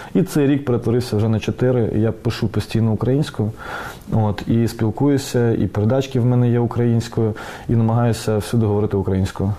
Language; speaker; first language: Ukrainian; non-native, local second language; Russian